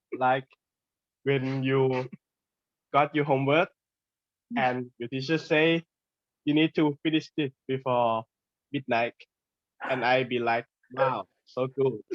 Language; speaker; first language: English; non-native, learner; Thai